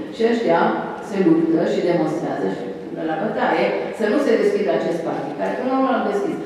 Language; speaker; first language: Romanian; early bilingual, other home language; Hebrew